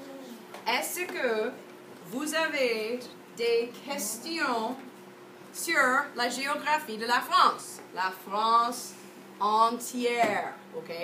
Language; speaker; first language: French; non-native, fluent; English